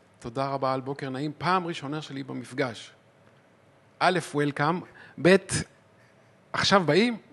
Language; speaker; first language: Hebrew; native; Hebrew